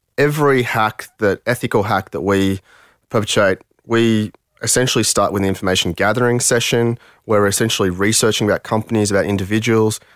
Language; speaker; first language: English; early bilingual, other home language; French